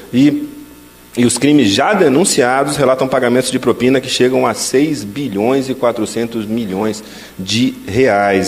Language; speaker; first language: Portuguese; native; Portuguese